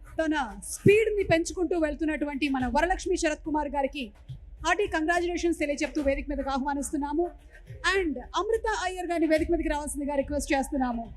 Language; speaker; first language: Telugu; native; Telugu